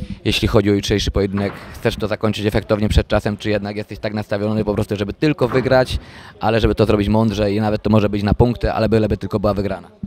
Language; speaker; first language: Polish; native; Polish